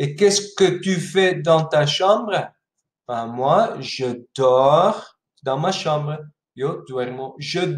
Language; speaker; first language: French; non-native, fluent; Spanish